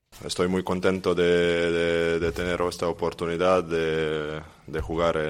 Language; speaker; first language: Spanish; non-native, fluent; Serbian